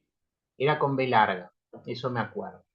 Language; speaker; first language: Spanish; native; Spanish